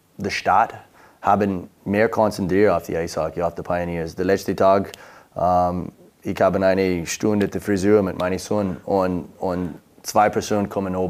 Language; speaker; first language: German; non-native, learner; English